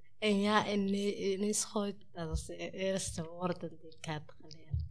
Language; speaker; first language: Dutch; non-native, learner; Somali